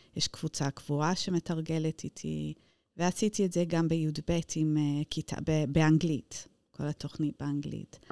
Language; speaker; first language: Hebrew; non-native, fluent; English